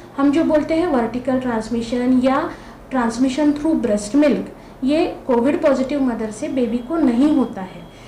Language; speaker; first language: Hindi; non-native, local second language; Marathi